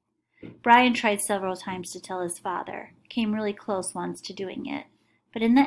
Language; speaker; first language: English; native; English